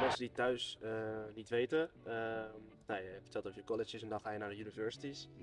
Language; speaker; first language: Dutch; native; Dutch